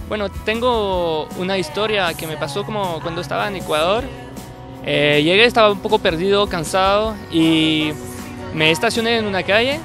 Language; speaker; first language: Spanish; non-native, fluent; French